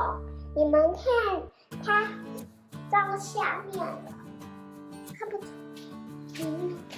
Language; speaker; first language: Chinese; early bilingual, heritage; Chinese